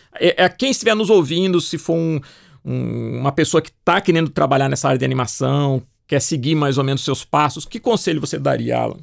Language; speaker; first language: Portuguese; native; Portuguese